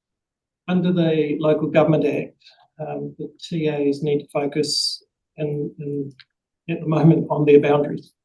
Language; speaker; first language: English; native; English